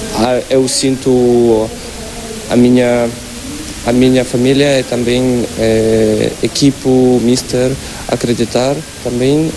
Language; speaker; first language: Portuguese; non-native, learner; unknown